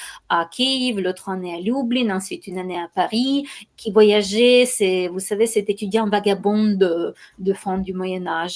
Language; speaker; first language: French; non-native, fluent; Ukrainian